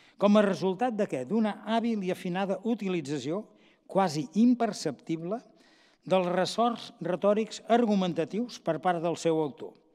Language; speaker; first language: Catalan; native; Catalan